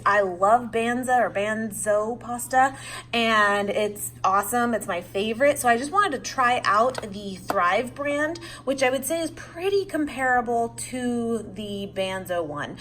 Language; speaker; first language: English; native; English